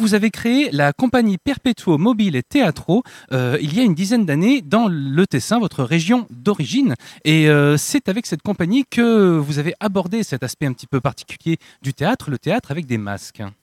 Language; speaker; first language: French; native; French